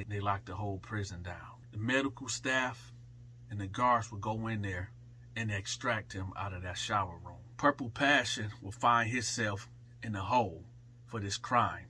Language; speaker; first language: English; native; English